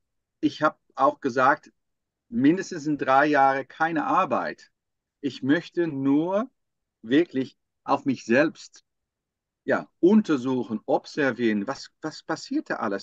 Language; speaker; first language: German; non-native, fluent; Dutch